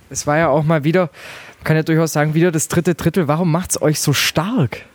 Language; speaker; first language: German; native; German